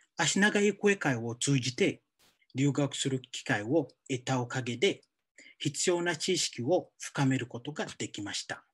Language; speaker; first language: Japanese; non-native, fluent; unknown